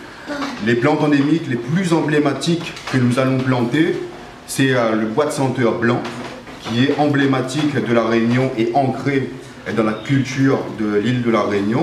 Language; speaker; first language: French; native; French